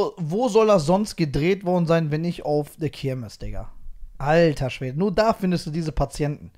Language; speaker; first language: German; native; German